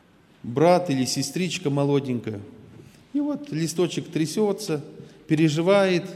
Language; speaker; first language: Russian; native; Russian